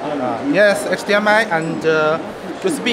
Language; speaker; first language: English; non-native, learner; Chinese